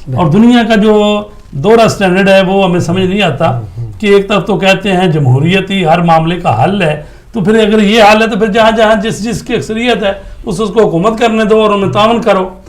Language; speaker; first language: Urdu; native; Urdu